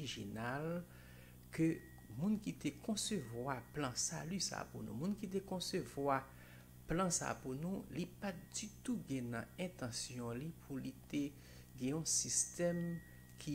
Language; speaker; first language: French; non-native, local second language; Haitian Creole